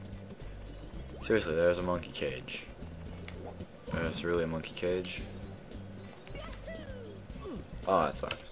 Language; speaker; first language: English; native; English